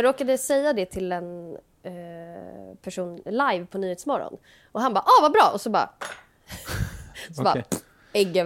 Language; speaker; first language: Swedish; native; Swedish